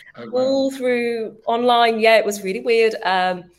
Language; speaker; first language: English; native; English